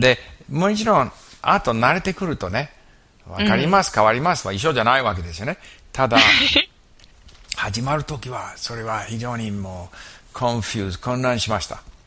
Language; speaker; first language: Japanese; non-native, fluent; English